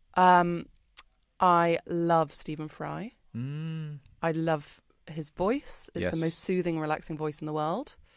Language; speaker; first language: English; native; English